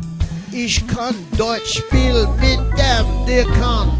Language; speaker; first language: German; non-native, learner; English